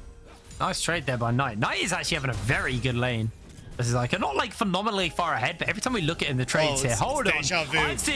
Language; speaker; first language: English; native; English